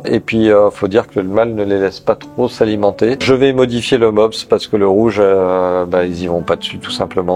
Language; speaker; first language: French; native; French